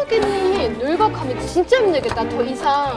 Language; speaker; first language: Korean; non-native, fluent; German